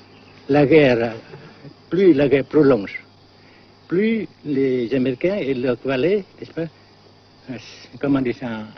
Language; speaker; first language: French; non-native, local second language; Vietnamese